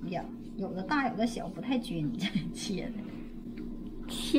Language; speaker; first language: Chinese; native; Chinese